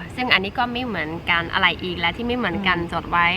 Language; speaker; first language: Thai; non-native, fluent; Dutch